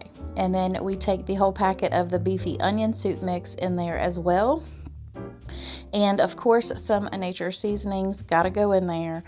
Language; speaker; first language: English; native; English